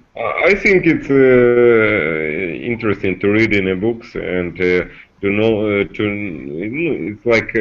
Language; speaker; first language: English; non-native, learner; Russian